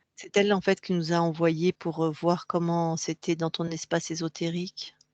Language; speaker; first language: French; native; French